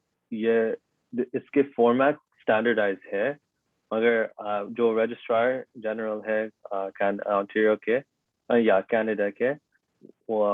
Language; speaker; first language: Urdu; early bilingual, heritage; Urdu